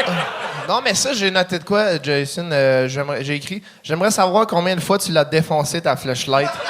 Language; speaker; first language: French; native; French